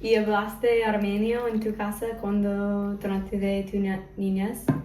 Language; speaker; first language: Spanish; non-native, fluent; English